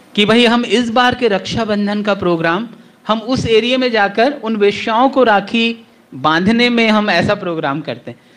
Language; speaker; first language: Hindi; native; Hindi